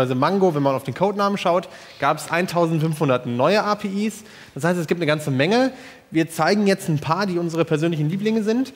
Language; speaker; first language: German; native; German